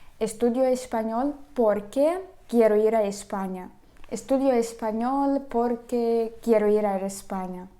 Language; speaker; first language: Spanish; non-native, fluent; Ukrainian